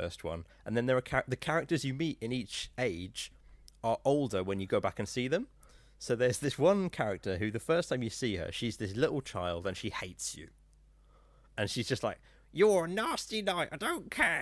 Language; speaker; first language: English; native; English